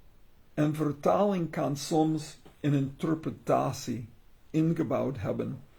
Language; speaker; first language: Dutch; non-native, learner; English